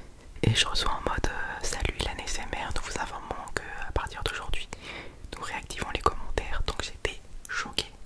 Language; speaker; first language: French; native; French